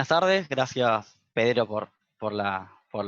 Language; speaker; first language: Spanish; native; Spanish